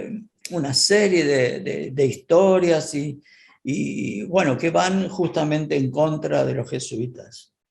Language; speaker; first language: Spanish; native; Spanish